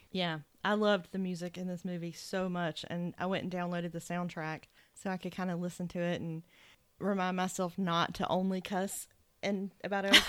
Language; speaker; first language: English; native; English